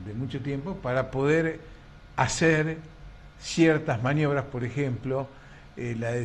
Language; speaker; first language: Spanish; native; Spanish